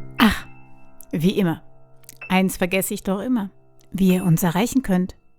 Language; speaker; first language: German; native; German